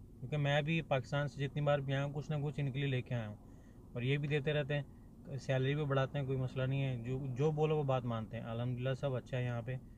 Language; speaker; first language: Urdu; native; Urdu